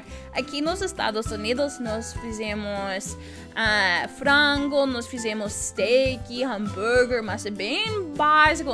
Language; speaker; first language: Portuguese; non-native, learner; English